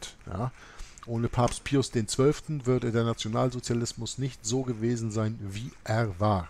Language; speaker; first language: German; native; German